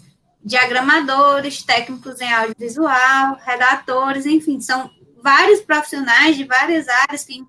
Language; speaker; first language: Portuguese; native; Portuguese